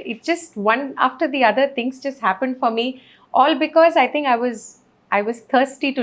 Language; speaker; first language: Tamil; non-native, fluent; Malayalam